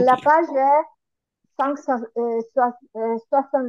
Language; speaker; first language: French; non-native, learner; Italian